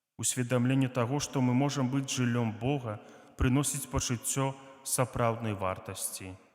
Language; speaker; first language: Belarusian; native; Belarusian